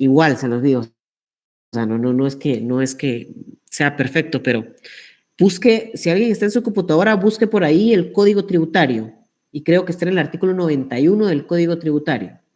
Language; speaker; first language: Spanish; native; Spanish